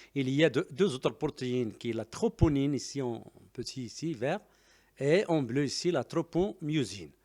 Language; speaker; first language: French; non-native, local second language; Arabic